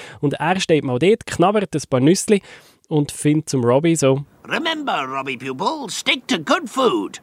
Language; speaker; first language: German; native; German